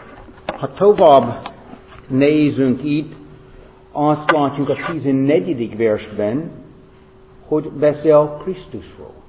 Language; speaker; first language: Hungarian; non-native, fluent; English